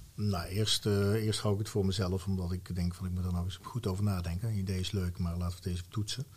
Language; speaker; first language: Dutch; native; Dutch